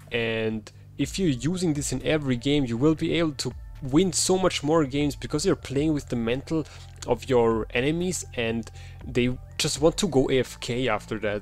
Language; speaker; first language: English; non-native, fluent; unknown